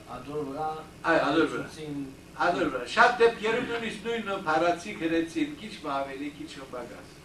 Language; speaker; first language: Armenian; early bilingual, heritage; Armenian